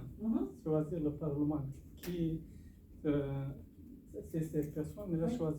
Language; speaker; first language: French; non-native, learner; Persian